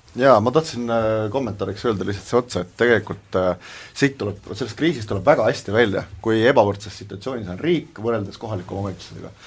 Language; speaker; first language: Estonian; native; Estonian